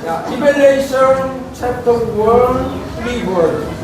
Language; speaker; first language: English; non-native, learner; Korean